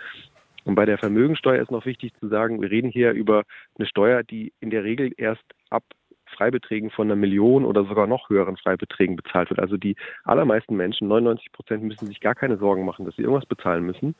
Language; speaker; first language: German; native; German